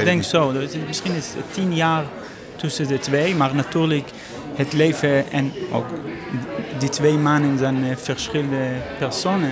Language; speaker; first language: Dutch; non-native, learner; Hebrew